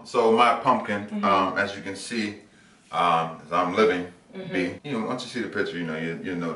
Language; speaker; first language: English; native; English